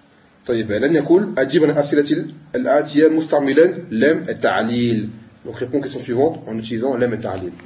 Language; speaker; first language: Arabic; non-native, fluent; French